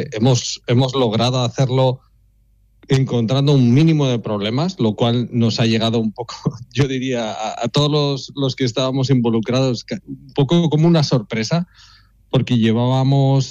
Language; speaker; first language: Spanish; native; Spanish